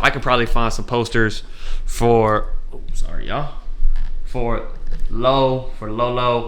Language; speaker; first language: English; native; English